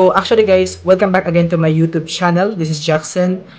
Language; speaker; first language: English; non-native, local second language; Filipino